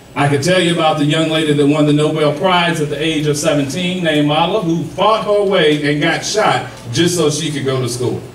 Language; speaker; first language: English; native; English